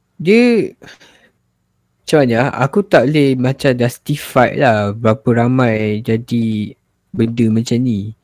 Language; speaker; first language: Malay; native; Malay